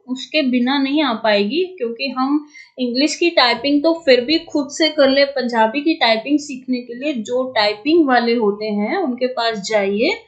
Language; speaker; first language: Hindi; native; Hindi